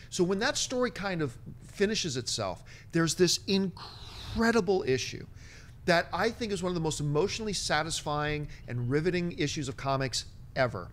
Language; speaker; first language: English; native; English